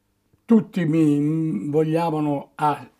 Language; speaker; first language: Italian; native; Italian